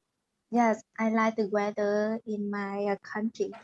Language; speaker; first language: English; non-native, learner; Vietnamese